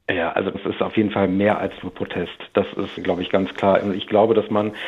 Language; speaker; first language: German; native; German